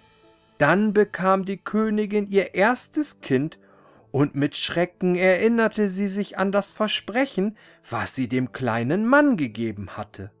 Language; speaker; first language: German; native; German